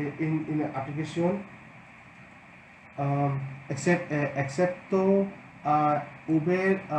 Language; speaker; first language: Spanish; non-native, learner; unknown